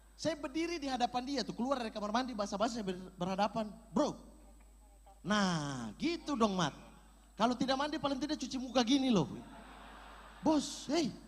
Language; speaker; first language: Indonesian; native; Indonesian